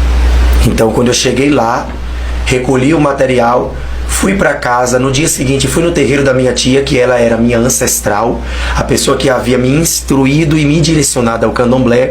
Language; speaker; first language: Portuguese; native; Portuguese